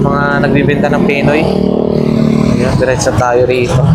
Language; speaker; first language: Filipino; native; Filipino